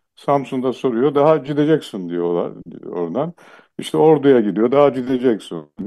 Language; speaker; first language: Turkish; non-native, local second language; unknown